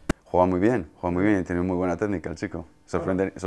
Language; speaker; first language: Spanish; native; Spanish